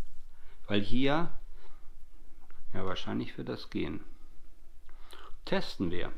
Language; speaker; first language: German; native; German